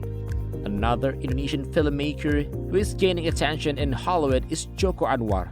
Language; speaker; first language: English; non-native, fluent; Indonesian